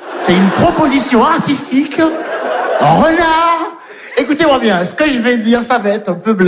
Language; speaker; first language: French; native; French